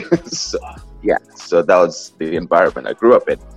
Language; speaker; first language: English; non-native, local second language; Igbo